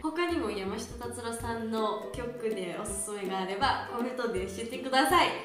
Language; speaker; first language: Japanese; non-native, learner; Georgian